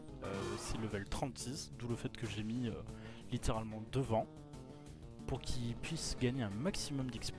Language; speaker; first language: French; native; French